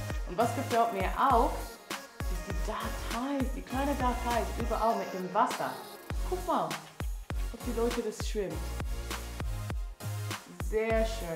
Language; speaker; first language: German; non-native, learner; English